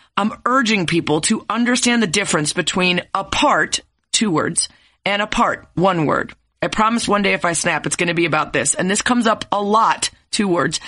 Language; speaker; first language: English; native; English